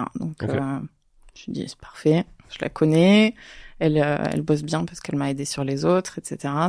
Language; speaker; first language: French; native; French